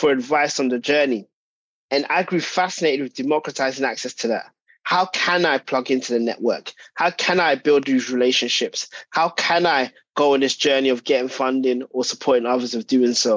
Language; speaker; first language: English; native; English